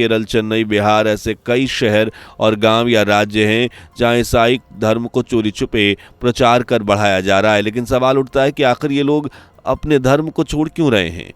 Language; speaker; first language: Hindi; native; Hindi